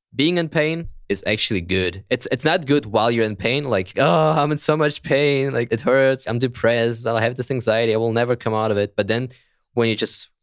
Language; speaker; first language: English; non-native, fluent; German